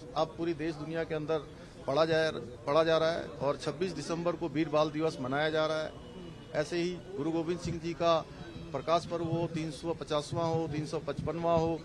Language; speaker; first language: Hindi; native; Hindi